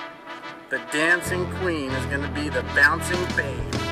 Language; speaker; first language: English; native; English